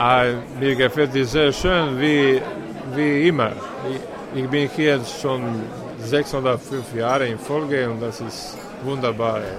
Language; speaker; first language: German; non-native, learner; Croatian